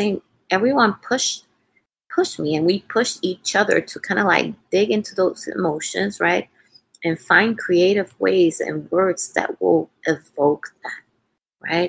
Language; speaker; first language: English; non-native, fluent; Spanish